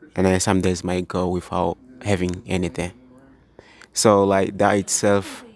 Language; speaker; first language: English; non-native, local second language; Swahili